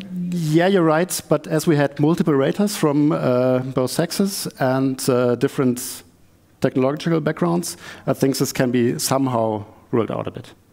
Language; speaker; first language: English; non-native, fluent; German